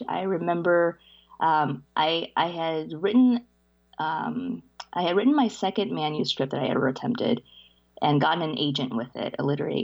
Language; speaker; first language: English; early bilingual, other home language; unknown